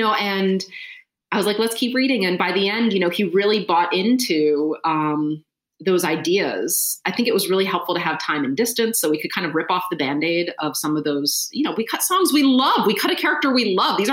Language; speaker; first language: English; native; English